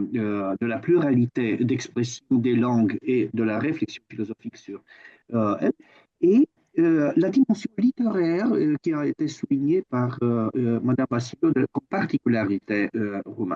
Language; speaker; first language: French; non-native, fluent; Romanian